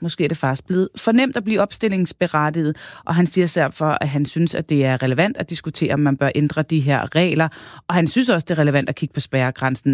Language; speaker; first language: Danish; native; Danish